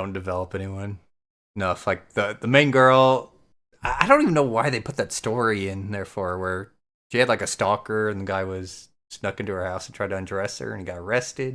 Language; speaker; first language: English; native; English